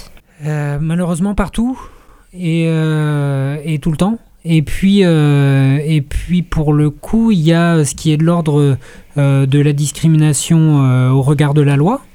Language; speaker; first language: French; native; French